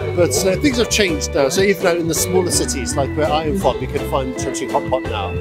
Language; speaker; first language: English; native; English